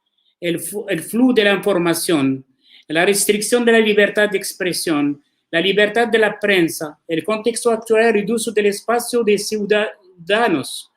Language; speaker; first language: Spanish; non-native, learner; Arabic